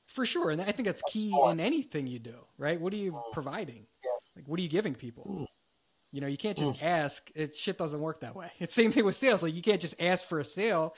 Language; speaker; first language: English; native; English